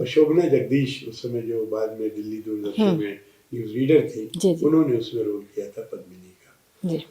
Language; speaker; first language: Hindi; native; Hindi